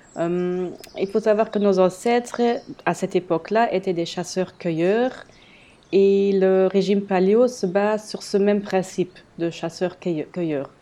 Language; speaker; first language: French; non-native, fluent; German